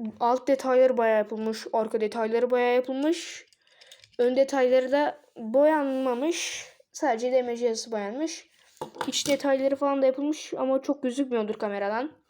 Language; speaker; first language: Turkish; native; Turkish